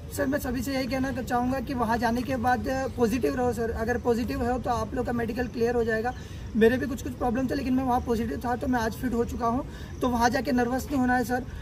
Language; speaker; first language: Hindi; non-native, local second language; Marathi